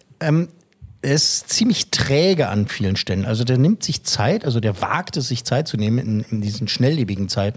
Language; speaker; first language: German; native; German